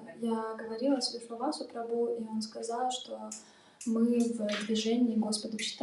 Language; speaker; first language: Russian; native; Russian